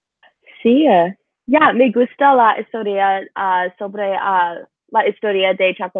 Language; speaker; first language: Spanish; non-native, learner; English